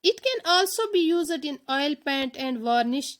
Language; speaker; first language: English; non-native, local second language; Urdu